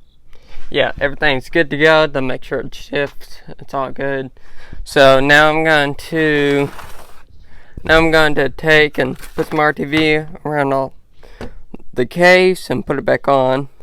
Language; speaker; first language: English; native; English